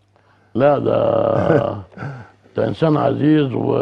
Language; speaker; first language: Arabic; native; Arabic